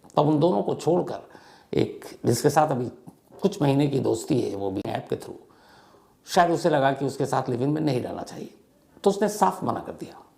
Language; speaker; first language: Hindi; native; Hindi